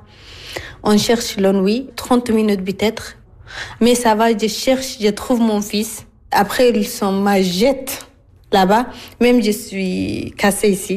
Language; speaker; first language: French; non-native, learner; Arabic